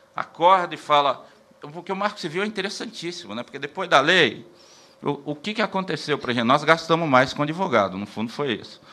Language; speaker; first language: Portuguese; native; Portuguese